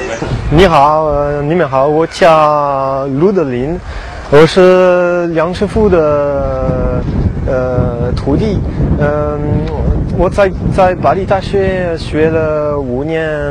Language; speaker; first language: Chinese; non-native, learner; French